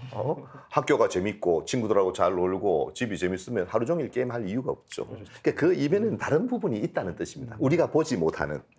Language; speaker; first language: Korean; native; Korean